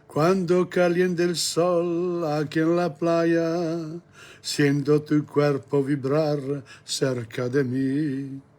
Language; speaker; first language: Spanish; non-native, learner; English